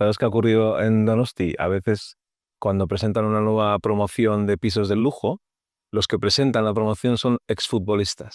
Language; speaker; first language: Spanish; native; Spanish